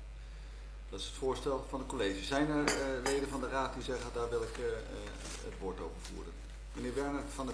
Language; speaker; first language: Dutch; native; Dutch